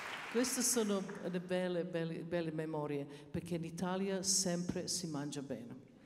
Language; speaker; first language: Italian; non-native, learner; Serbian